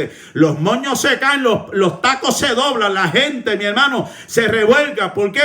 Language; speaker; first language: Spanish; native; Spanish